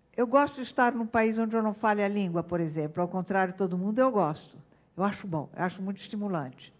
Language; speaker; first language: Portuguese; early bilingual, other home language; Italian